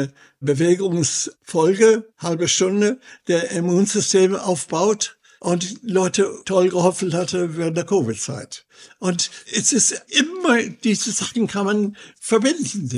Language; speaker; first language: German; non-native, fluent; English